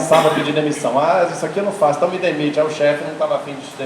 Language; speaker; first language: Portuguese; native; Portuguese